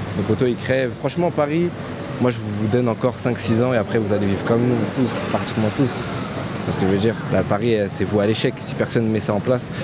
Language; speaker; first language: French; native; French